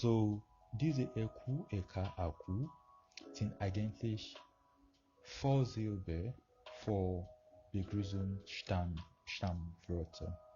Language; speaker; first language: German; non-native, fluent; Yoruba